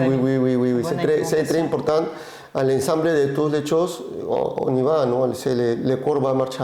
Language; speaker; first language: French; non-native, learner; Spanish